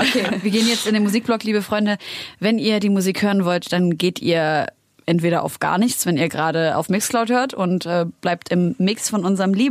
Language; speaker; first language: German; native; German